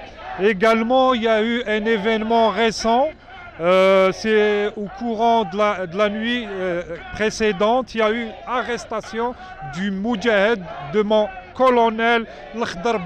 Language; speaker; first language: French; non-native, local second language; Arabic